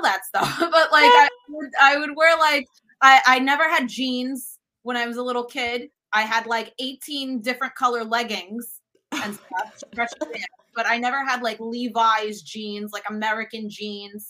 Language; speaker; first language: English; early bilingual, other home language; Italian